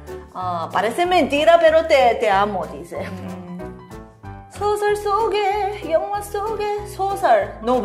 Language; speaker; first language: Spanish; non-native, learner; Korean